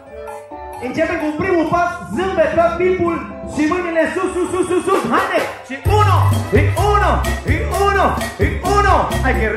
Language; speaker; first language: Romanian; non-native, fluent; Spanish